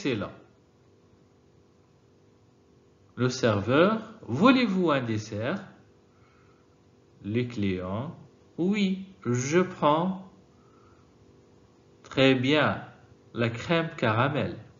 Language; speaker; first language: French; non-native, fluent; Arabic